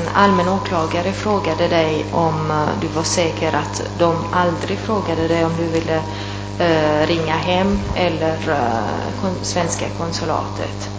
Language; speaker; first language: Swedish; non-native, fluent; Italian